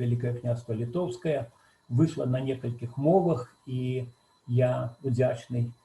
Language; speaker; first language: Belarusian; native; Belarusian